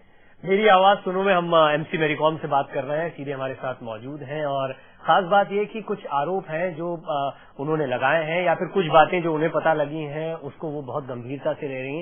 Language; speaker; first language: Hindi; native; Hindi